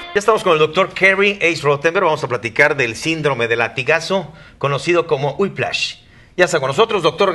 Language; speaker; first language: Spanish; native; Spanish